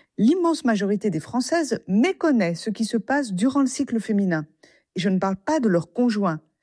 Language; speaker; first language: French; native; French